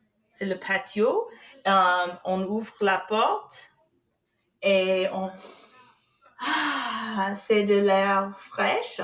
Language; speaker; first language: French; non-native, fluent; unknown